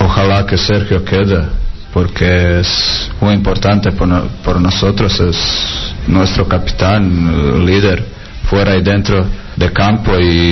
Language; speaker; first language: Spanish; non-native, learner; Croatian